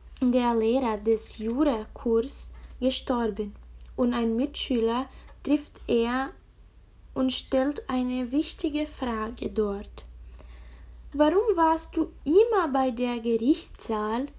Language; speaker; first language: German; non-native, learner; Spanish